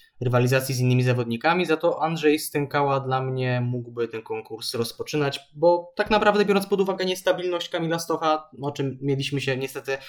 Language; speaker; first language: Polish; native; Polish